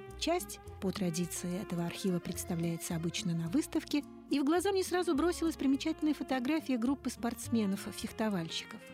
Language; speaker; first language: Russian; native; Russian